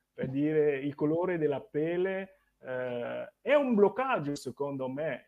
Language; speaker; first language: Italian; non-native, fluent; French